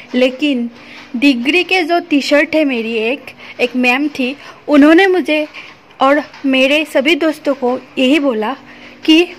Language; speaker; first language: Hindi; non-native, local second language; Assamese